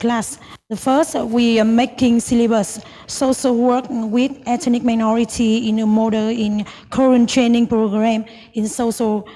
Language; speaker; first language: English; non-native, learner; Vietnamese